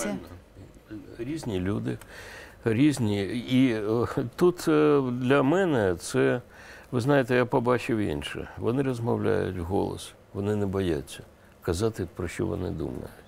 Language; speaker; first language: Ukrainian; non-native, local second language; Russian